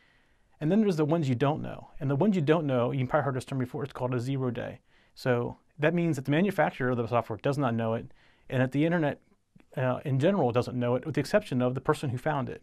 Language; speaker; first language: English; native; English